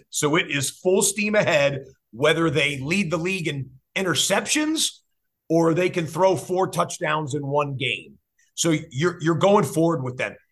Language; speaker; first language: English; native; English